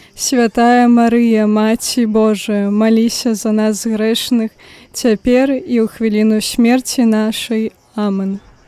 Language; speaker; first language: Belarusian; native; Belarusian